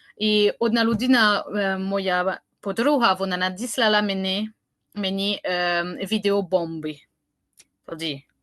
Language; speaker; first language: Ukrainian; non-native, learner; French